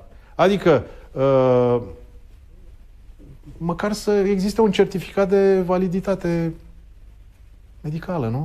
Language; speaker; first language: Romanian; native; Romanian